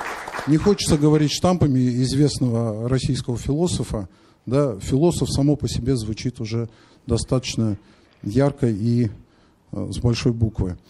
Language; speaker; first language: Russian; native; Russian